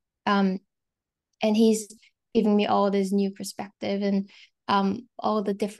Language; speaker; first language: English; non-native, fluent; Korean